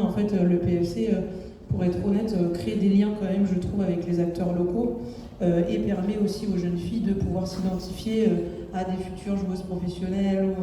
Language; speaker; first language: French; native; French